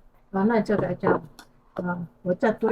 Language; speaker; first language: Chinese; native; Chinese